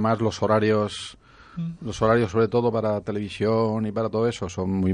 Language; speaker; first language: Spanish; native; Spanish